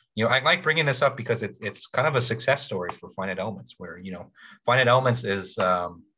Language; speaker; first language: English; native; English